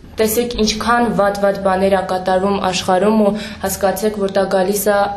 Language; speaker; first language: Armenian; native; Armenian